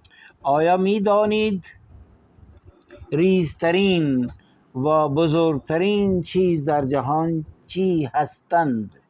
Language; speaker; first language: Persian; non-native, fluent; Urdu